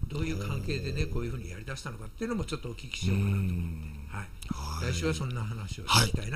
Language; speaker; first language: Japanese; native; Japanese